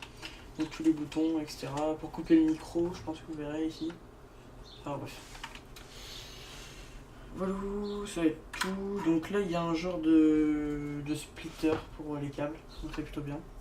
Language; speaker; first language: French; native; French